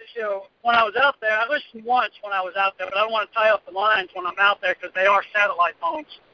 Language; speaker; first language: English; native; English